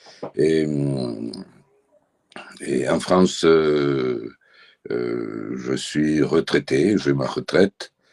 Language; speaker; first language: French; early bilingual, heritage; French